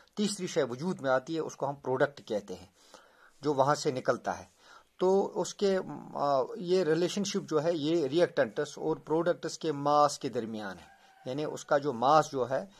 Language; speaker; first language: Urdu; non-native, local second language; Kashmiri